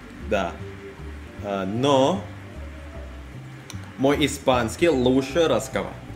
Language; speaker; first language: Russian; non-native, learner; Indonesian